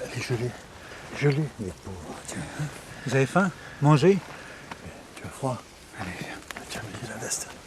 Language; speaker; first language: French; non-native, learner; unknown